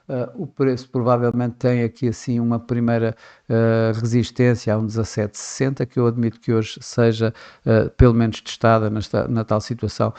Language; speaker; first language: Portuguese; native; Portuguese